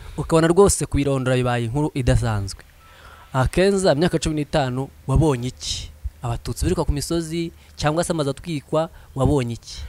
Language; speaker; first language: Kinyarwanda; native; Kinyarwanda